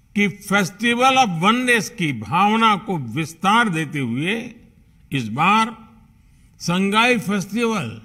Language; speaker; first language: Hindi; non-native, local second language; Gujarati